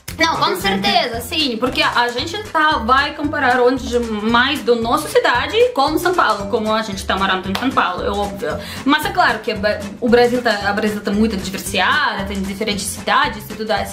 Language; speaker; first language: Portuguese; non-native, learner; Russian